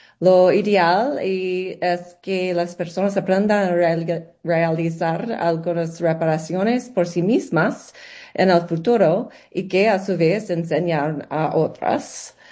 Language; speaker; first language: Spanish; non-native, learner; English